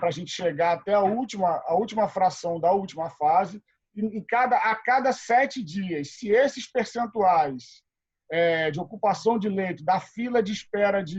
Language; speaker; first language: Portuguese; native; Portuguese